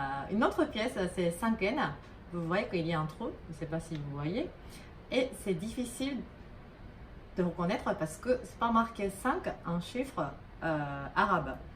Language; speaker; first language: French; non-native, fluent; Japanese